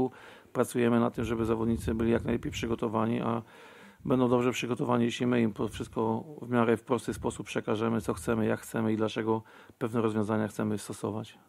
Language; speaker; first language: Polish; native; Polish